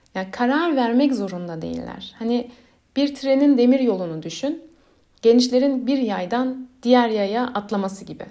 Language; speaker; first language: Turkish; early bilingual, heritage; Turkish